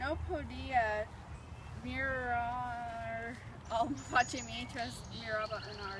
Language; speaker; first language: Spanish; non-native, learner; English